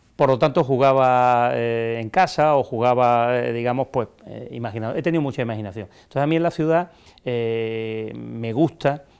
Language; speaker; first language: Spanish; native; Spanish